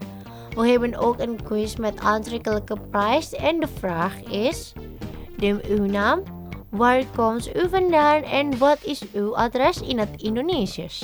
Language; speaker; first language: Dutch; non-native, learner; Indonesian